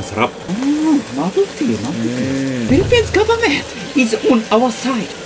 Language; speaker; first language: Filipino; non-native, learner; Japanese